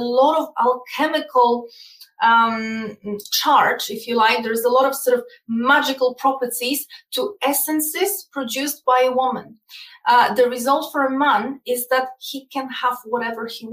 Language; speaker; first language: English; non-native, fluent; Polish